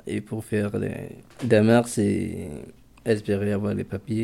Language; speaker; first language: French; non-native, local second language; Fula